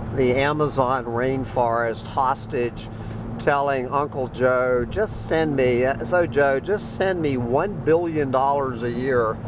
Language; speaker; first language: English; native; English